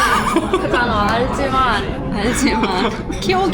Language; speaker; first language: Korean; non-native, fluent; Ukrainian